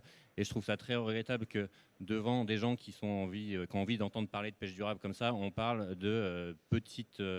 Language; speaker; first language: French; native; French